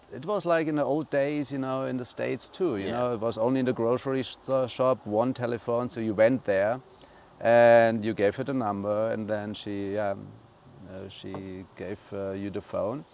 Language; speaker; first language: English; non-native, fluent; German